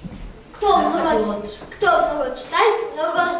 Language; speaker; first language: Russian; non-native, learner; Kyrgyz